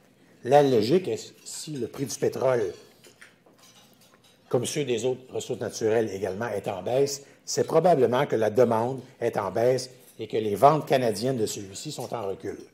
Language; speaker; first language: French; native; French